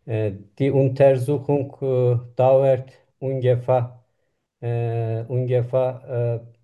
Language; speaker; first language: German; non-native, learner; Turkish